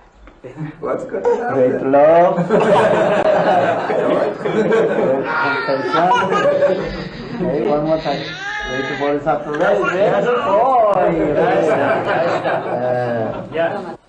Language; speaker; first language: English; non-native, learner; Korean